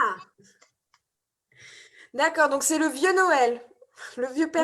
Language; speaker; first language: French; native; French